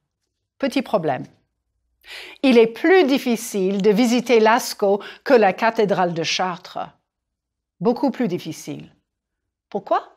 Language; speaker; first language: French; non-native, fluent; English